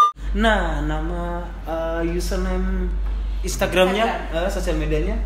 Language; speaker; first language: Indonesian; native; Indonesian